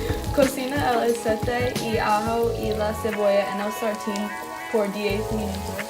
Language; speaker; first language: Spanish; non-native, learner; English